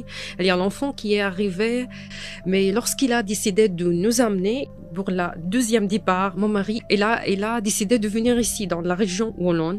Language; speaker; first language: French; non-native, fluent; Arabic